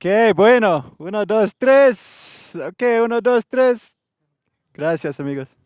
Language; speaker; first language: Spanish; non-native, learner; English